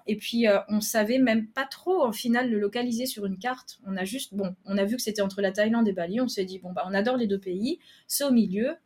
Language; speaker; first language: French; native; French